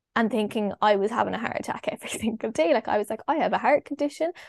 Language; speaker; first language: English; native; English